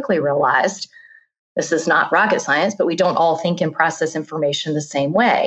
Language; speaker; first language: English; native; English